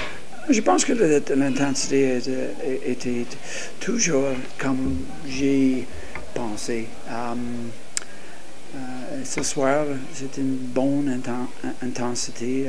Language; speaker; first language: French; non-native, learner; English